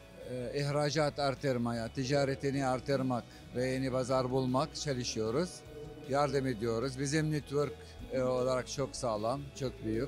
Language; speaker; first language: Turkish; non-native, learner; Arabic